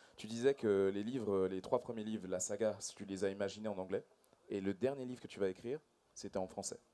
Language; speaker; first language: French; native; French